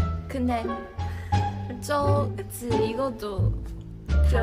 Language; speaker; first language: Korean; non-native, fluent; Chinese